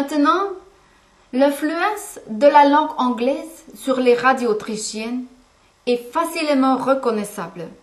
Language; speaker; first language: French; non-native, fluent; German